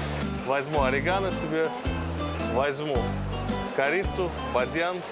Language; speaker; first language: Russian; native; Russian